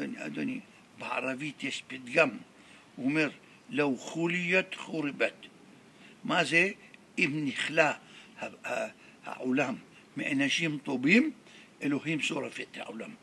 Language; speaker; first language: Hebrew; non-native, fluent; Arabic